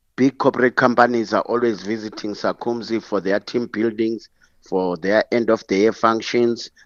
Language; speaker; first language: English; non-native, local second language; Xhosa